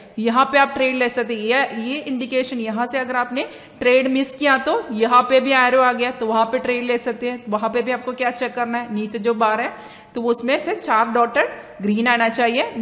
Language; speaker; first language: Hindi; non-native, local second language; Malayalam